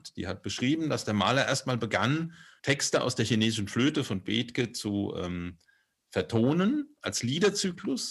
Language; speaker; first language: German; native; German